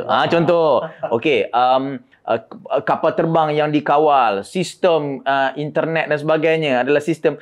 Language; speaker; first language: Malay; native; Malay